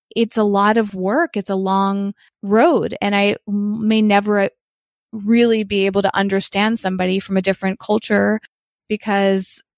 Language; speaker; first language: English; early bilingual, other home language; Ukrainian